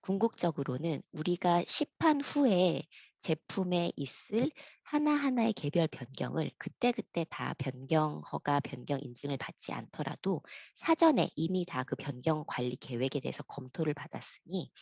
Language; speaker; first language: Korean; native; Korean